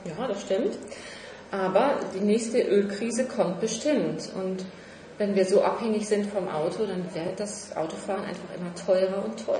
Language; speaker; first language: German; native; German